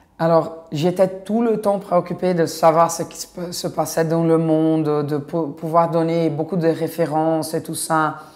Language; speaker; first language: French; non-native, fluent; Portuguese